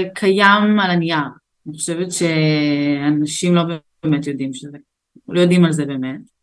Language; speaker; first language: Hebrew; early bilingual, other home language; Russian